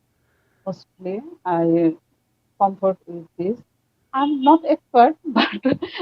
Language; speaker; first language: English; non-native, learner; Bangla